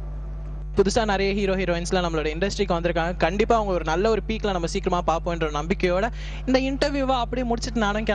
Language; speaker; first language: Tamil; native; Tamil